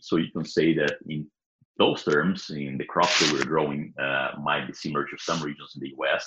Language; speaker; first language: English; non-native, fluent; Portuguese